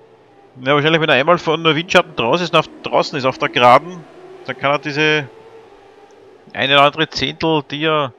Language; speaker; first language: German; native; German